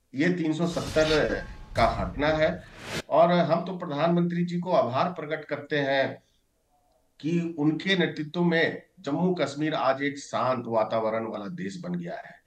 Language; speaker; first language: Hindi; native; Hindi